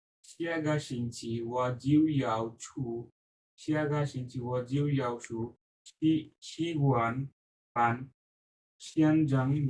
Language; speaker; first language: Chinese; non-native, learner; Bangla